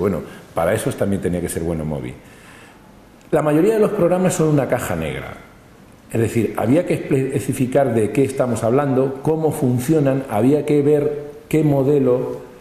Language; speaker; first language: Spanish; native; Spanish